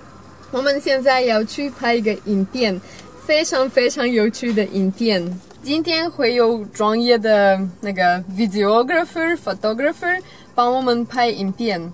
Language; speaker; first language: Chinese; non-native, fluent; Russian